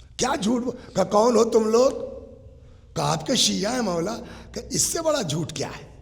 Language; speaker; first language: Urdu; native; Urdu